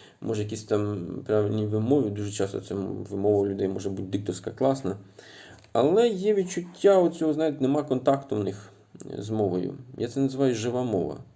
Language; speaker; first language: Ukrainian; native; Ukrainian